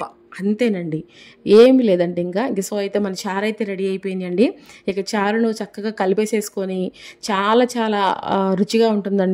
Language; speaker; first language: Telugu; native; Telugu